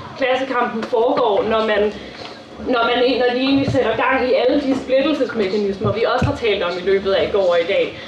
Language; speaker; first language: Danish; native; Danish